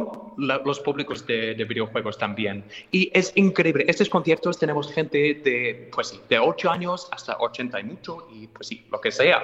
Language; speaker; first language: Spanish; non-native, fluent; English